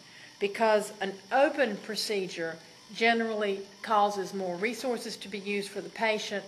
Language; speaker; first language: English; native; English